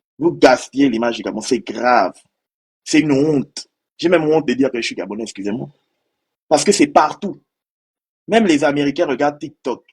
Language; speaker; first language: French; native; French